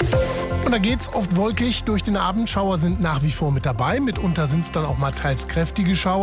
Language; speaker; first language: German; native; German